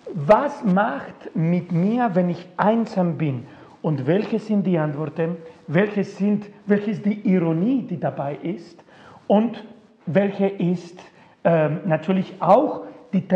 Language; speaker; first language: German; non-native, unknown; Spanish